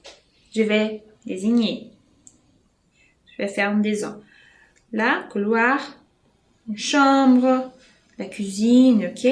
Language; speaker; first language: French; non-native, fluent; Portuguese